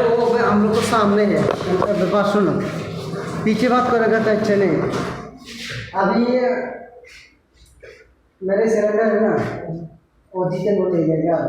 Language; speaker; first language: Hindi; non-native, learner; Bangla